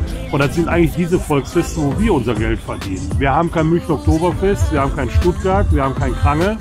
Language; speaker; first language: German; native; German